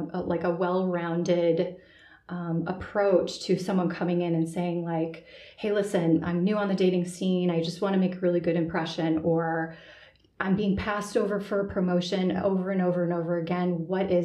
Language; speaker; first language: English; native; English